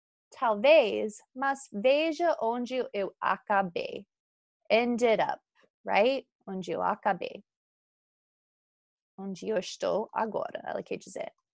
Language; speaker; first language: Portuguese; non-native, fluent; English